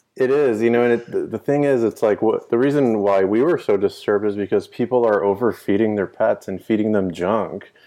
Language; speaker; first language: English; early bilingual, other home language; Spanish